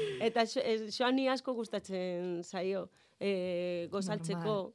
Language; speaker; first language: Basque; non-native, learner; Galician